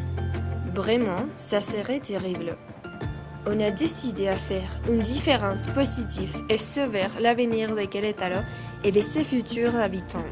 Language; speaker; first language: French; non-native, learner; Spanish